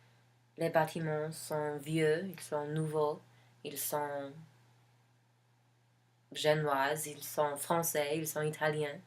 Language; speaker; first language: French; non-native, learner; English